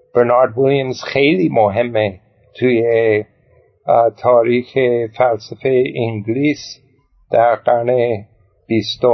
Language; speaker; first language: Persian; non-native, fluent; English